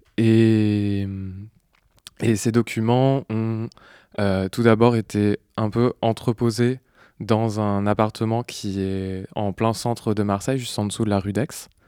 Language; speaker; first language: French; native; French